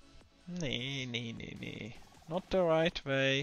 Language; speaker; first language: English; non-native, fluent; German